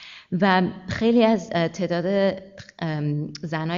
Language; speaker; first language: Persian; early bilingual, heritage; Persian